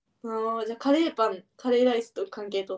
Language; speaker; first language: Japanese; native; Japanese